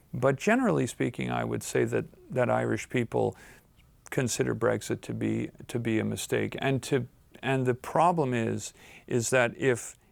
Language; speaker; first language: English; native; English